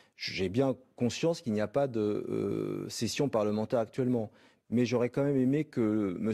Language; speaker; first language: French; native; French